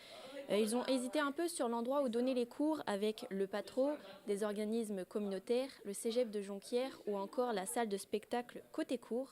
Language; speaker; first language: French; native; French